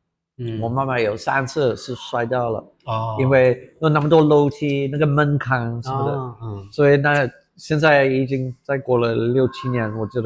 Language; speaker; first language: Chinese; non-native, fluent; English